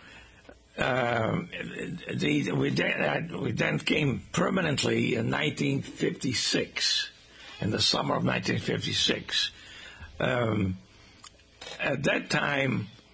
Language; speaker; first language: English; non-native, fluent; Portuguese